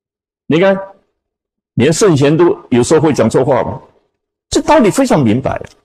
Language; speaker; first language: Chinese; native; Chinese